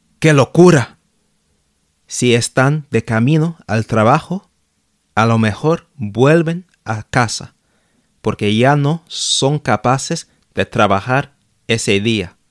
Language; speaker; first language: Spanish; non-native, fluent; English